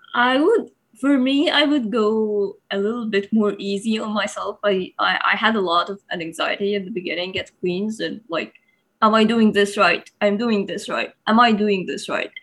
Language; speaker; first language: English; non-native, fluent; Arabic